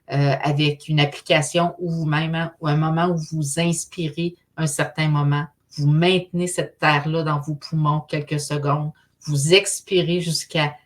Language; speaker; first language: French; native; French